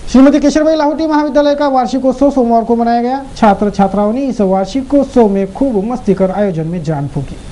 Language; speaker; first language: Hindi; non-native, local second language; Marathi